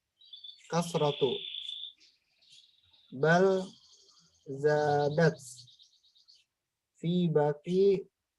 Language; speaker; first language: Arabic; non-native, learner; Indonesian